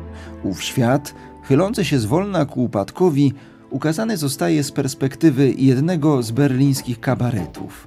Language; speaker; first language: Polish; native; Polish